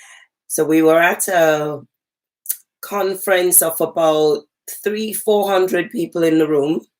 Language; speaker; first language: English; native; English